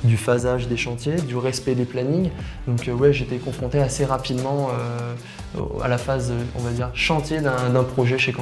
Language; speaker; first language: French; native; French